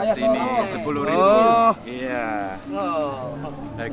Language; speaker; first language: Indonesian; non-native, learner; Dutch